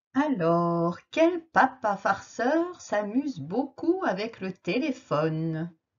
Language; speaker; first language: French; native; French